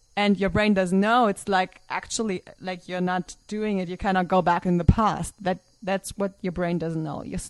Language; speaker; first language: English; non-native, fluent; German